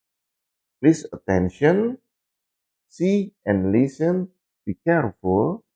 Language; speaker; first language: English; non-native, learner; Indonesian